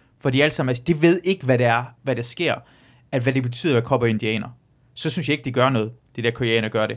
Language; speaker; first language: Danish; early bilingual, other home language; Persian